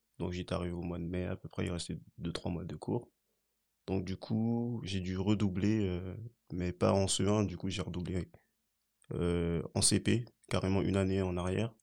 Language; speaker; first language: French; early bilingual, other home language; Haitian Creole